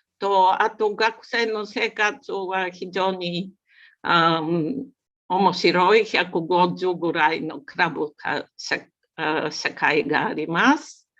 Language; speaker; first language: Japanese; non-native, learner; Bulgarian